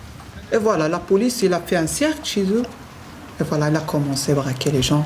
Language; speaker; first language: French; non-native, learner; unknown